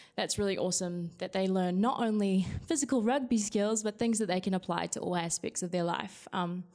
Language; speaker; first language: English; native; English